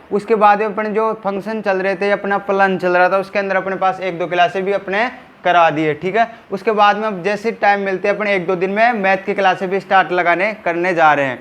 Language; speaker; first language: Hindi; native; Hindi